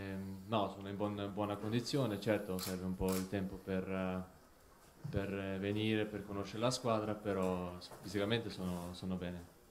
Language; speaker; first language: Italian; non-native, fluent; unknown